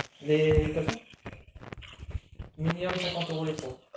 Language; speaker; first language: French; native; French